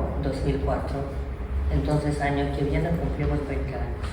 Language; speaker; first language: Spanish; non-native, learner; Ukrainian